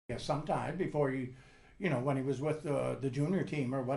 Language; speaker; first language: English; native; English